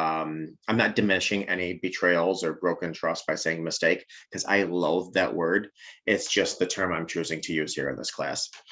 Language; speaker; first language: English; native; English